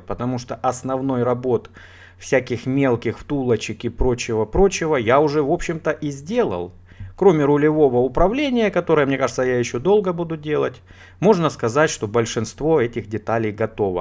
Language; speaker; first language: Russian; native; Russian